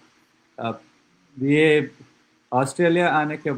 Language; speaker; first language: Hindi; non-native, local second language; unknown